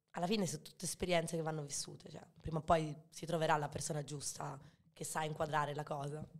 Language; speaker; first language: Italian; early bilingual, other home language; Arabic